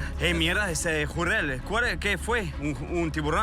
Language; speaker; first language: Spanish; non-native, fluent; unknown